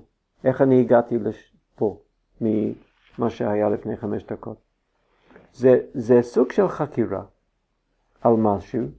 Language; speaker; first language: Hebrew; non-native, fluent; English